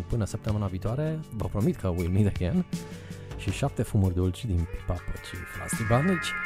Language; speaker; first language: Romanian; native; Romanian